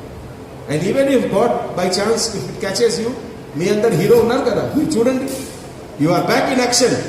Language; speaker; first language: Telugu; non-native, fluent; Hindi